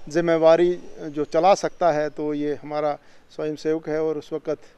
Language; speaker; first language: Hindi; native; Hindi